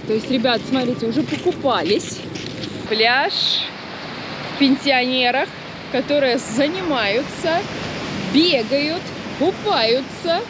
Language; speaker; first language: Russian; native; Russian